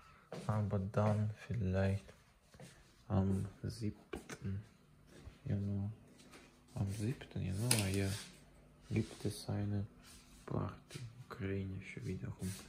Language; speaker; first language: German; non-native, fluent; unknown